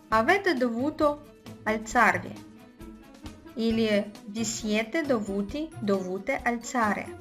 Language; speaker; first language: Italian; non-native, fluent; Russian